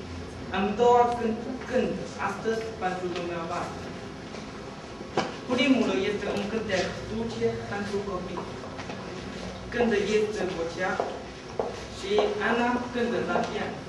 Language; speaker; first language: Romanian; non-native, learner; Chinese